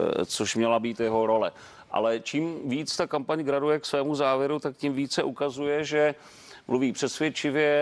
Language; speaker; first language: Czech; native; Czech